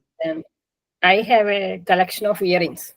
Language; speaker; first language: English; non-native, learner; Malayalam